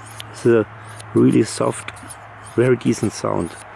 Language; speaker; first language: English; non-native, fluent; German